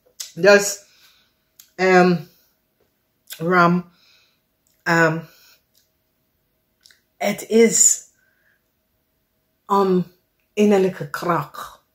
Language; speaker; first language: Dutch; non-native, fluent; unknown